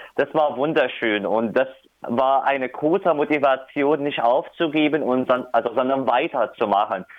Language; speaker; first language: German; non-native, fluent; Arabic